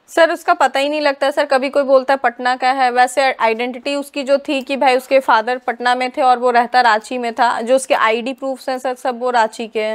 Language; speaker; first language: Hindi; native; Hindi